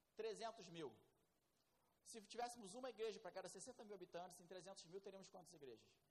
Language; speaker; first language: Portuguese; native; Portuguese